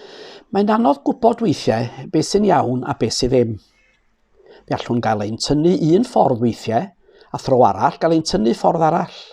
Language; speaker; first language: Welsh; native; Welsh